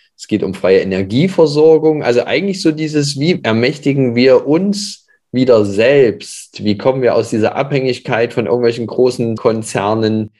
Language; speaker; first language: German; native; German